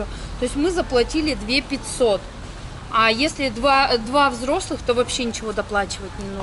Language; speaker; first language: Russian; native; Russian